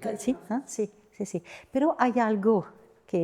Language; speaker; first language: Spanish; non-native, fluent; French